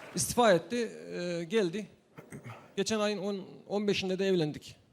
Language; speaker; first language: Turkish; native; Turkish